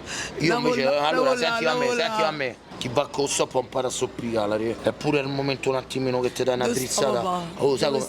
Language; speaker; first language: Italian; native; Italian